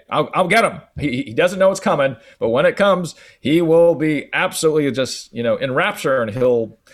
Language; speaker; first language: English; native; English